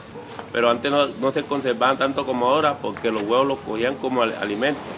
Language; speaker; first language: Spanish; native; Spanish